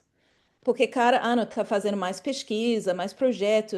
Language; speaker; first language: Portuguese; non-native, fluent; English